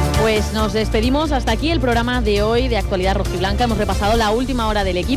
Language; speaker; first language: Spanish; native; Spanish